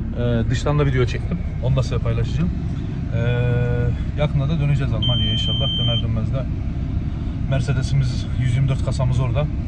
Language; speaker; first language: Turkish; early bilingual, heritage; Turkish